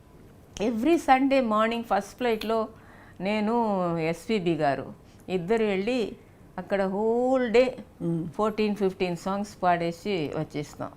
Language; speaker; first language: Telugu; non-native, local second language; Tamil